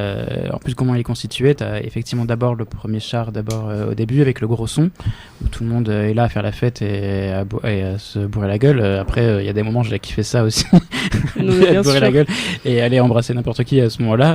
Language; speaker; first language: French; native; French